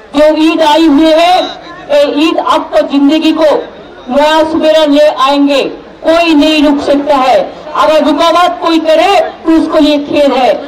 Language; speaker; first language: Hindi; non-native, local second language; Bangla